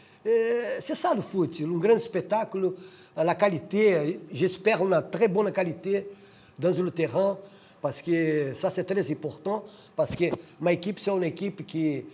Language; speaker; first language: French; non-native, fluent; Portuguese